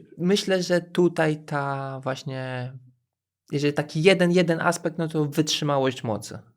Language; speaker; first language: Polish; native; Polish